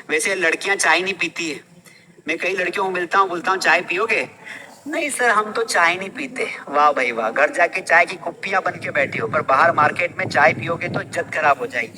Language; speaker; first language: Hindi; native; Hindi